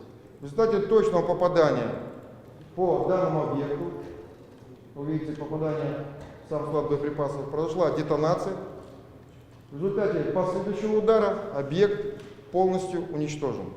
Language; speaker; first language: Russian; native; Russian